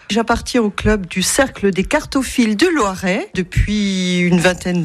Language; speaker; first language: French; native; French